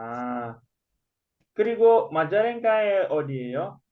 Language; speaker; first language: Korean; non-native, fluent; Indonesian